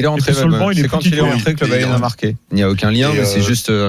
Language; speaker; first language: French; native; French